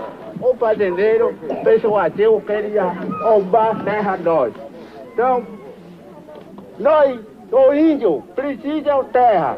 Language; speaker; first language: Portuguese; non-native, local second language; Kayapó